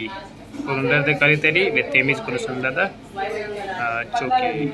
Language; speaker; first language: Turkish; non-native, fluent; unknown